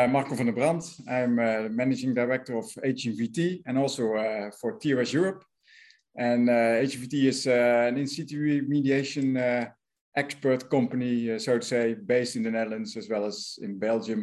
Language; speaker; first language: English; non-native, fluent; Dutch